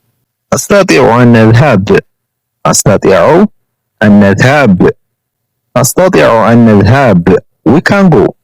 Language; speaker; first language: Arabic; non-native, fluent; Amharic